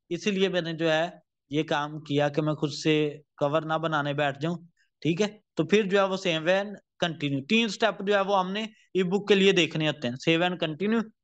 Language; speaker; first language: Urdu; native; Urdu